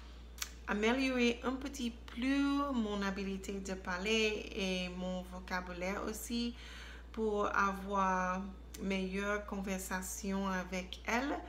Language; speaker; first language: French; non-native, learner; English